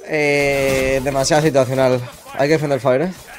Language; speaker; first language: Spanish; native; Spanish